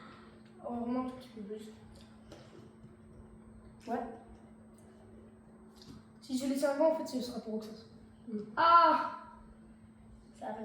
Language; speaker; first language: French; native; French